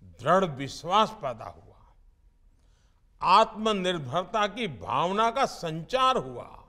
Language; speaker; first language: Hindi; non-native, local second language; Gujarati